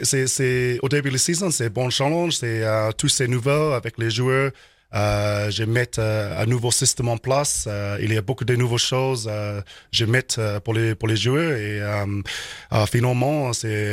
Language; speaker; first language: French; non-native, learner; English